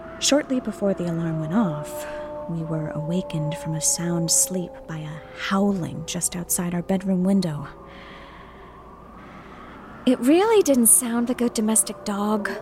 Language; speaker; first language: English; native; English